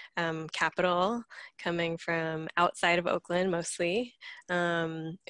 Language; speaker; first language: English; native; English